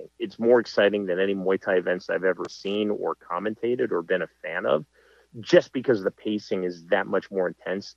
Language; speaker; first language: English; native; English